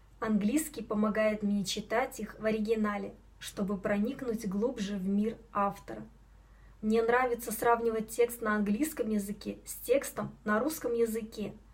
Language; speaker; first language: Russian; non-native, local second language; Belarusian